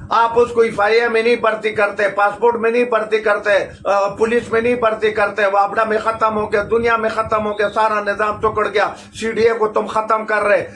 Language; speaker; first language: Urdu; non-native, local second language; Pashto